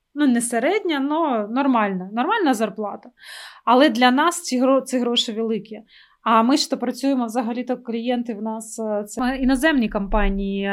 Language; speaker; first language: Ukrainian; non-native, local second language; Russian